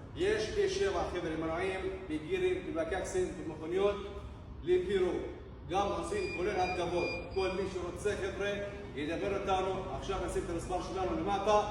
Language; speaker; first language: Hebrew; non-native, local second language; Arabic